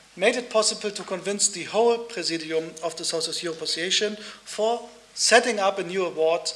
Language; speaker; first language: English; non-native, fluent; German